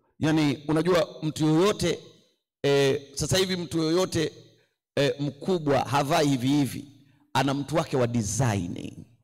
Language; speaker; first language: Swahili; native; Swahili